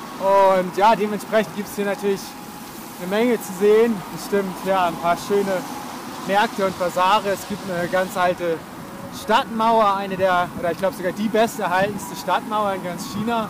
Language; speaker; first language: German; native; German